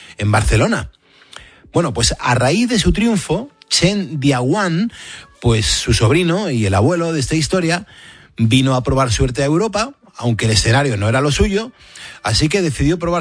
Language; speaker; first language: Spanish; native; Spanish